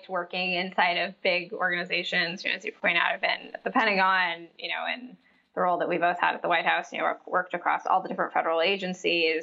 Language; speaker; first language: English; native; English